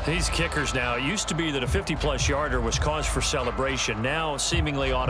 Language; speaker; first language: English; native; English